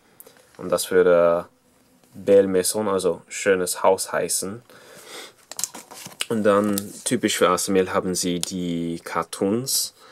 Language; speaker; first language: German; non-native, fluent; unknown